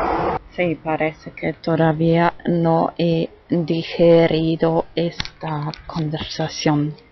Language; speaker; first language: Spanish; non-native, fluent; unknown